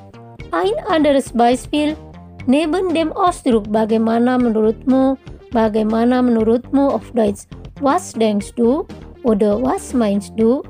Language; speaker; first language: German; non-native, fluent; Indonesian